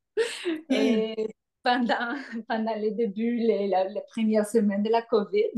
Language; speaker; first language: French; non-native, fluent; Spanish